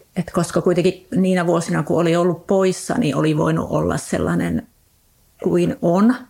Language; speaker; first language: Finnish; native; Finnish